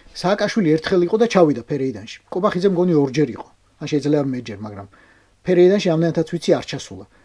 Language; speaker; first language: Georgian; native; Georgian